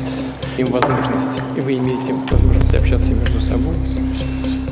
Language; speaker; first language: Russian; native; Russian